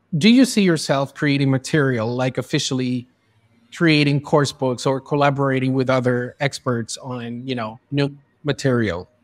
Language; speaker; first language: English; early bilingual, other home language; Spanish